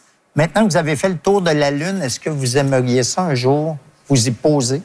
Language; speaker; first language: French; native; French